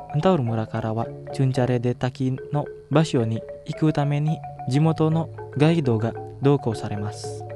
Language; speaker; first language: Japanese; non-native, fluent; Indonesian